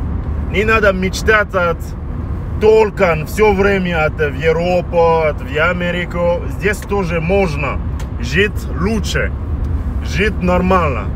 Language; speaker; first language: Russian; non-native, learner; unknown